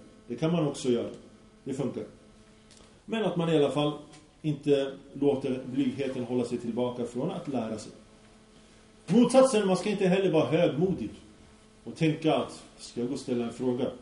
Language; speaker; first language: Swedish; early bilingual, other home language; Arabic